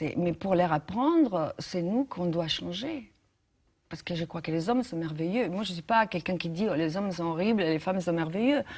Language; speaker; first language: French; non-native, fluent; Italian